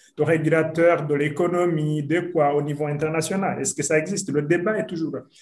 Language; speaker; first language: French; non-native, local second language; Rundi